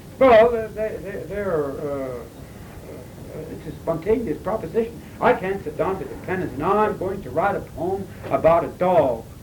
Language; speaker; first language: English; early bilingual, other home language; German